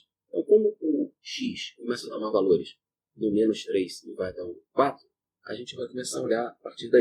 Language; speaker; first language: Portuguese; native; Portuguese